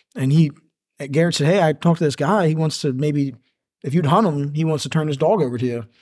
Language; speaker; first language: English; native; English